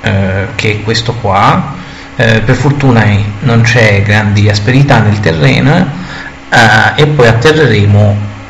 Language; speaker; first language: Italian; native; Italian